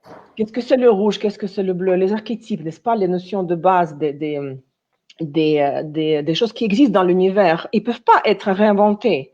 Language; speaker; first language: French; non-native, fluent; Russian